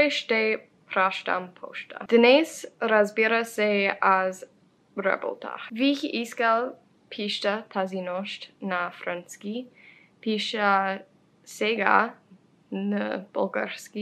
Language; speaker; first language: Bulgarian; non-native, learner; English